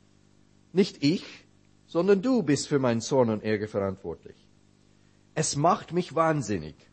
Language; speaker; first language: German; non-native, fluent; English